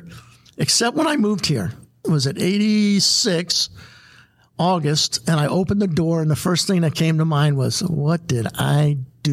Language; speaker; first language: English; native; English